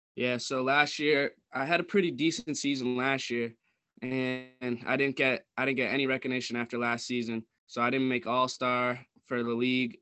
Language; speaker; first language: English; native; English